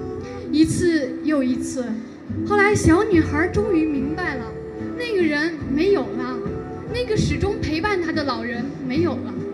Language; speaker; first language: Chinese; native; Chinese